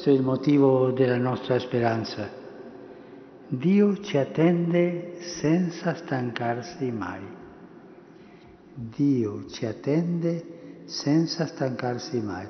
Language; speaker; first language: Italian; early bilingual, heritage; Spanish